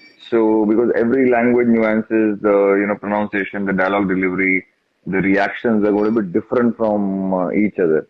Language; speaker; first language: English; non-native, local second language; Tamil